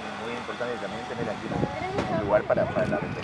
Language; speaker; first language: Spanish; native; Spanish